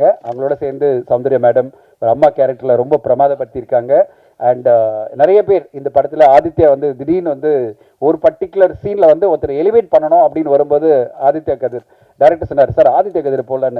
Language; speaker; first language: Tamil; native; Tamil